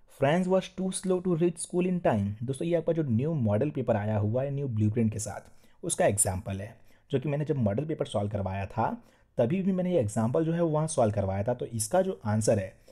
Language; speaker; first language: Hindi; non-native, local second language; Gujarati